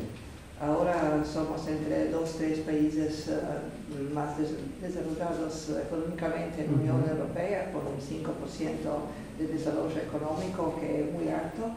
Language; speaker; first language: Spanish; non-native, learner; Slovenian